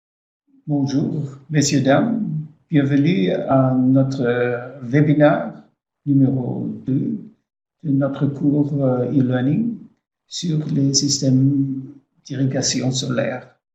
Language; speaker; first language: French; non-native, fluent; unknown